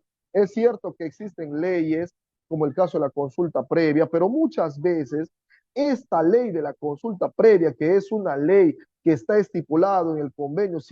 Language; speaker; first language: Spanish; native; Spanish